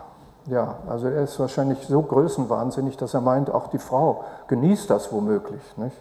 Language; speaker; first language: German; native; German